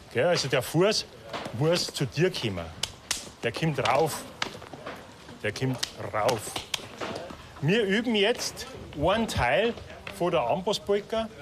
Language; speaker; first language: German; native; German